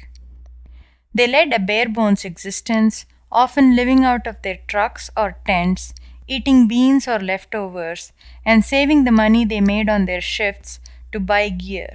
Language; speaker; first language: English; non-native, local second language; Tamil